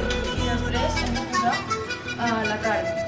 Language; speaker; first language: Catalan; early bilingual, other home language; Spanish